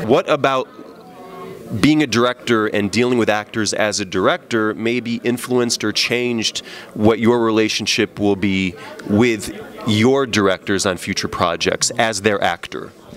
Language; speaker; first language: English; early bilingual, other home language; Italian